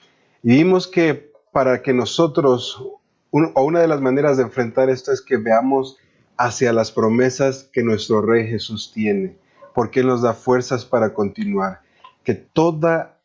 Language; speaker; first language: Spanish; native; Spanish